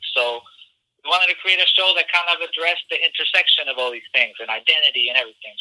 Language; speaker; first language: English; early bilingual, other home language; Spanish